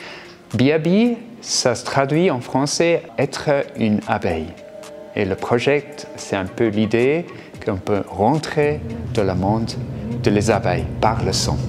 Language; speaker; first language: French; non-native, fluent; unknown